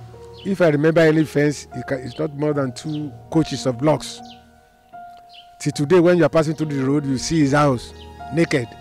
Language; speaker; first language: English; non-native, local second language; Yoruba